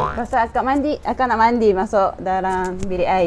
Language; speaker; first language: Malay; non-native, fluent; Japanese